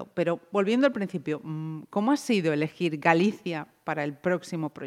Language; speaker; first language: Spanish; native; Spanish